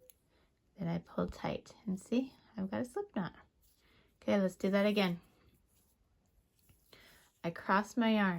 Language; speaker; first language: English; native; English